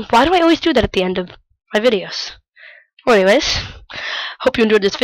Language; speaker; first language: English; native; English